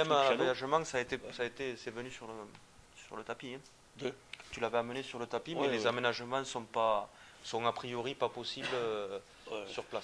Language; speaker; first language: French; native; French